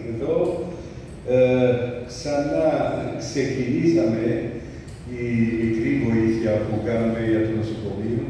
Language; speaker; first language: Greek; early bilingual, heritage; French